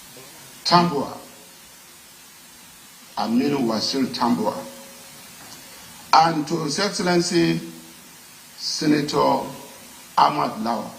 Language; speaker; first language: English; non-native, local second language; Yoruba